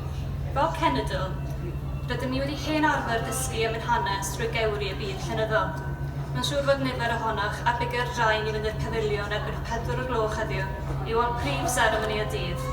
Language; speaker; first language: Welsh; native; Welsh